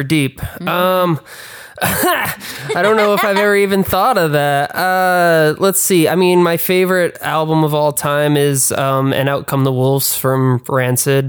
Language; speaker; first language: English; native; English